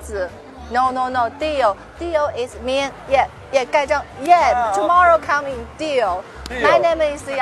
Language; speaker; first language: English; non-native, learner; Chinese